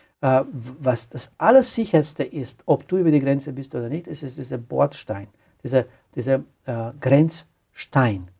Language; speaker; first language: German; non-native, fluent; Romanian